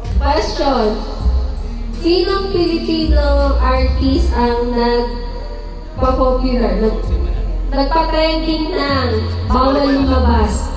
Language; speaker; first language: Filipino; native; Filipino